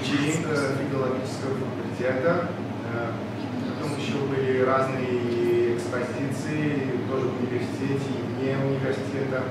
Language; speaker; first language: Russian; non-native, local second language; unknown